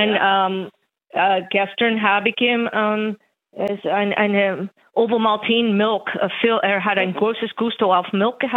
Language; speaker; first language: German; non-native, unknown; English